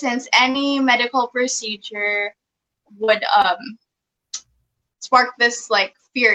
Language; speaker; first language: English; non-native, local second language; Filipino